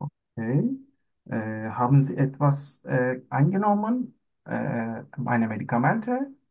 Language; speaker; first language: German; non-native, learner; Turkish